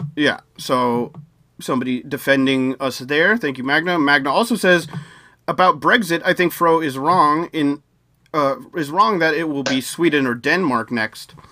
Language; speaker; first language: English; native; English